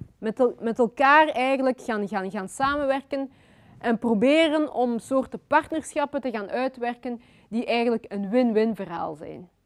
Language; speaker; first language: Dutch; early bilingual, other home language; Lingala